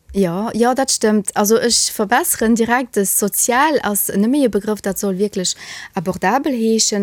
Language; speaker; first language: Luxembourgish; early bilingual, other home language; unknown